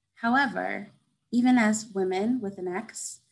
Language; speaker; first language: English; native; English